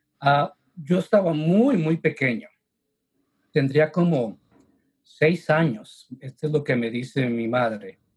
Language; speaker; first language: Spanish; native; Spanish